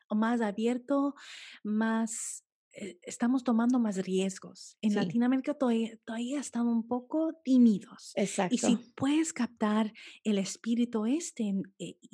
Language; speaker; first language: Spanish; early bilingual, heritage; Spanish